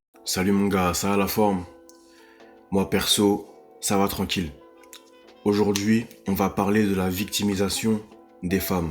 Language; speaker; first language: French; native; French